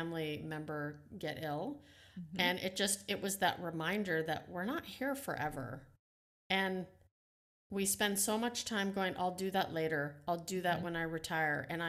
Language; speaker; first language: English; non-native, fluent; Dutch